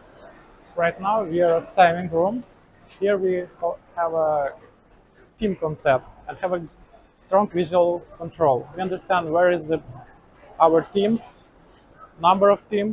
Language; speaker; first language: English; non-native, learner; Ukrainian